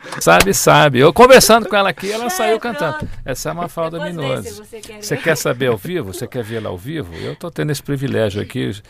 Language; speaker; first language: Portuguese; native; Portuguese